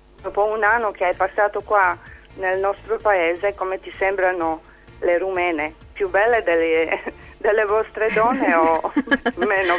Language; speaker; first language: Italian; non-native, fluent; Romanian